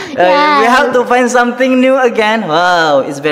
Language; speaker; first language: English; non-native, fluent; Indonesian